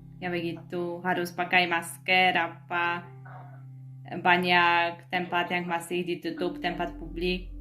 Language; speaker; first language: Indonesian; non-native, learner; Polish